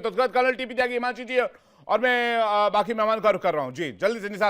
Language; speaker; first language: Hindi; native; Hindi